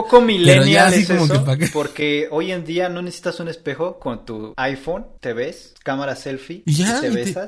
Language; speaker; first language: Spanish; native; Spanish